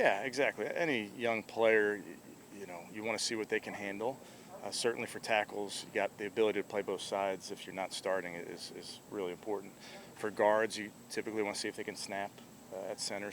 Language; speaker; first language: English; native; English